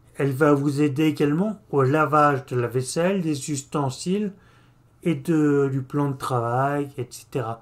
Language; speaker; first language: French; native; French